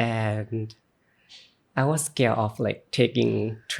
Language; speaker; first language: English; non-native, learner; Thai